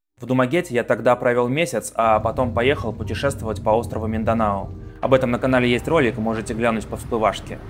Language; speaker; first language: Russian; native; Russian